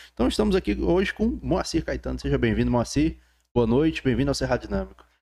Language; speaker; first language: Portuguese; native; Portuguese